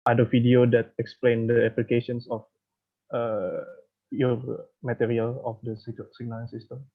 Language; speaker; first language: English; non-native, fluent; Indonesian